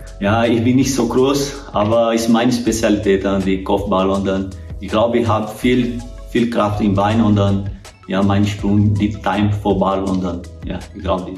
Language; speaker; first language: German; non-native, learner; Portuguese